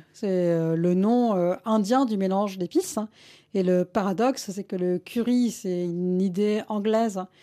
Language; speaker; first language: French; early bilingual, other home language; Malayalam